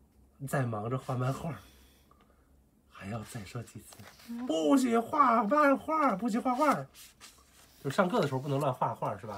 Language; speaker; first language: Chinese; native; Chinese